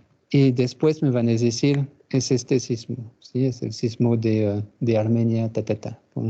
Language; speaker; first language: Spanish; non-native, fluent; French